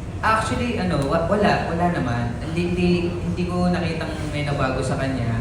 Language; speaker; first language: Filipino; native; Filipino